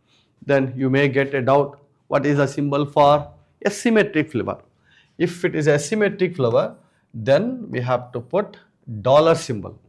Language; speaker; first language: English; non-native, local second language; Telugu